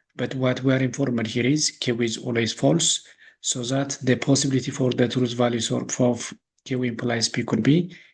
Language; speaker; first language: English; non-native, local second language; Amharic